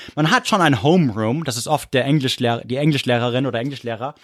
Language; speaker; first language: German; non-native, fluent; English